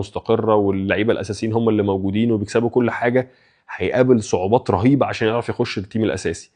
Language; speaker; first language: Arabic; native; Arabic